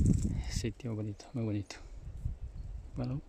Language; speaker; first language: Spanish; non-native, learner; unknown